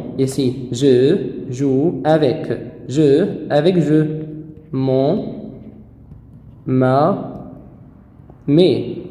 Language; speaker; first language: French; non-native, fluent; Arabic